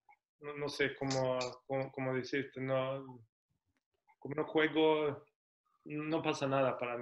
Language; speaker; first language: Spanish; non-native, fluent; Swedish